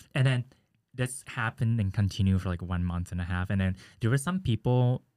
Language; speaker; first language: English; early bilingual, other home language; Chinese